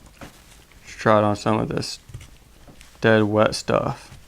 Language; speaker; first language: English; native; English